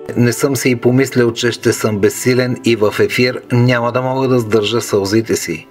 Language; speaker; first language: Bulgarian; native; Bulgarian